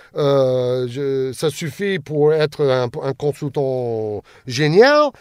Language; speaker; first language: French; non-native, fluent; English